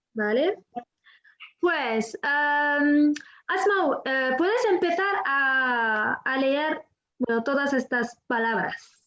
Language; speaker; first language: Spanish; non-native, fluent; French